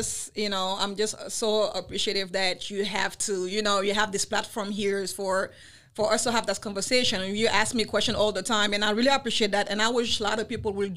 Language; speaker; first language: English; non-native, fluent; Wolof